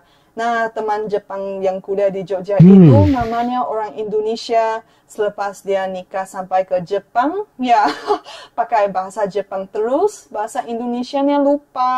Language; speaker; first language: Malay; non-native, fluent; Chinese